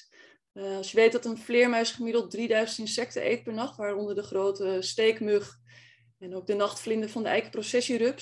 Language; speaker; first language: Dutch; native; Dutch